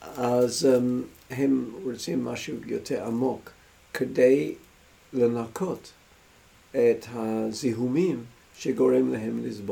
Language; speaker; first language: Hebrew; non-native, fluent; English